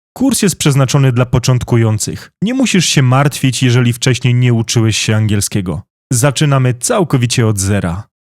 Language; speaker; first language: Polish; native; Polish